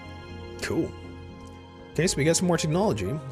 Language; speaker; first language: English; native; English